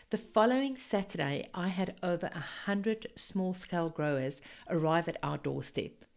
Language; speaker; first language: English; non-native, local second language; Afrikaans